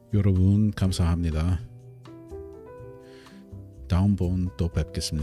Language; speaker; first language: Korean; non-native, learner; English